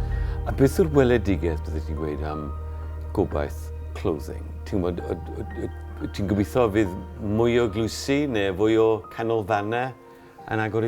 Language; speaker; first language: Welsh; native; Welsh